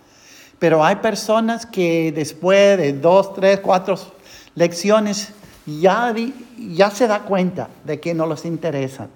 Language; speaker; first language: Spanish; non-native, fluent; English